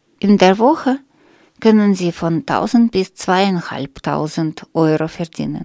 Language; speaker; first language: German; non-native, learner; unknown